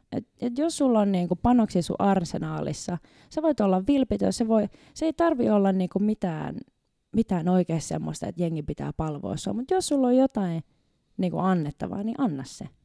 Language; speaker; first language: Finnish; native; Finnish